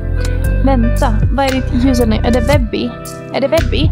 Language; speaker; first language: Swedish; early bilingual, other home language; Greek